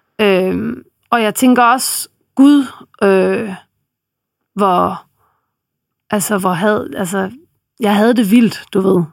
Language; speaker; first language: Danish; native; Danish